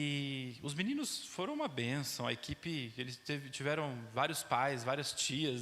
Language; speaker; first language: Portuguese; native; Portuguese